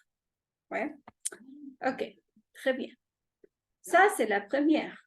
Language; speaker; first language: French; non-native, fluent; Spanish